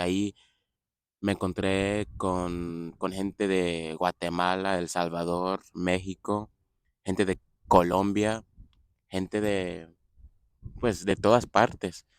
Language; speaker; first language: Spanish; non-native, fluent; English